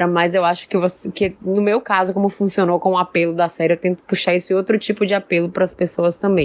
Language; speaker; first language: Portuguese; native; Portuguese